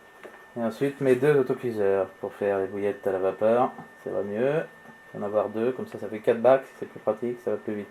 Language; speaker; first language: French; native; French